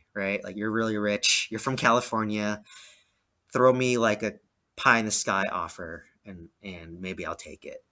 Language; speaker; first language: English; native; English